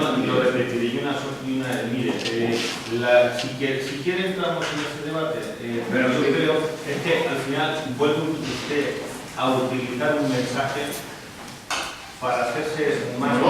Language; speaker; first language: Spanish; native; Spanish